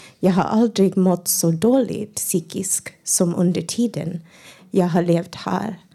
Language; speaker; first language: Swedish; non-native, learner; English